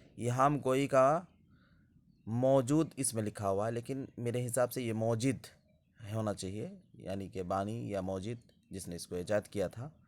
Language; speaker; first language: Urdu; native; Urdu